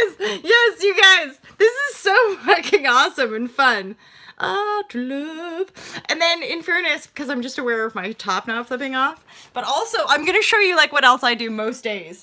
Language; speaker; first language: English; native; English